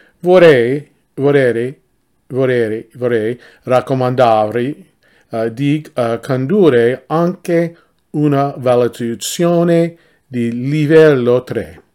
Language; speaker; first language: Italian; non-native, learner; English